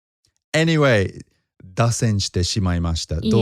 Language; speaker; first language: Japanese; non-native, fluent; English